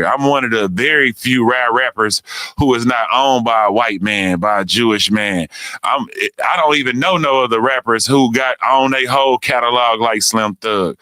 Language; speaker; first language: English; native; English